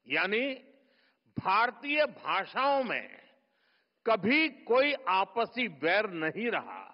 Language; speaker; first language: Hindi; non-native, local second language; Gujarati